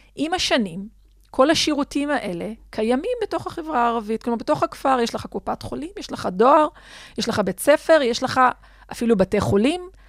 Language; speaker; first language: Hebrew; non-native, local second language; Adyghe